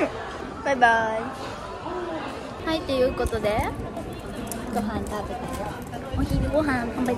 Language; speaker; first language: Japanese; native; Japanese